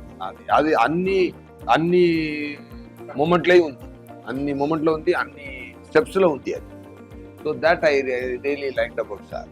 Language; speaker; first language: Telugu; non-native, fluent; Tamil